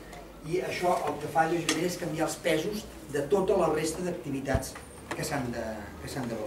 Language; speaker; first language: Catalan; native; Catalan